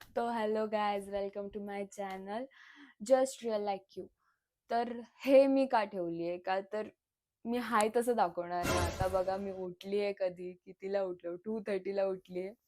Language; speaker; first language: Marathi; non-native, local second language; Kannada